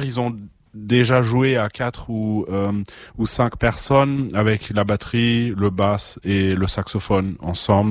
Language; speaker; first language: French; non-native, fluent; German